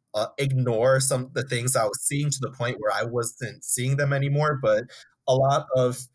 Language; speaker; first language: English; native; English